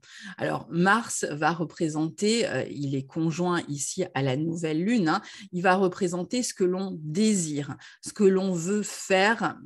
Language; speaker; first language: French; native; French